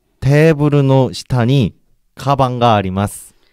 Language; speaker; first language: Japanese; non-native, learner; Korean